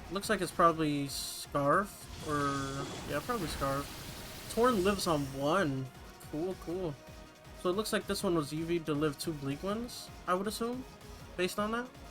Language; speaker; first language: English; native; English